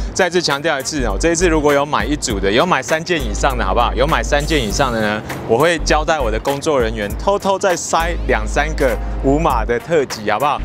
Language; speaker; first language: Chinese; native; Chinese